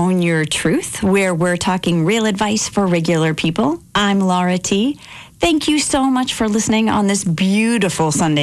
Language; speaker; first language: English; native; English